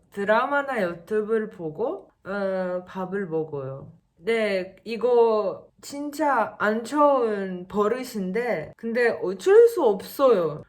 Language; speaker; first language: Korean; non-native, fluent; Russian